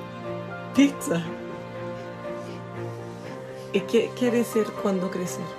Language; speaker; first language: Spanish; non-native, fluent; Portuguese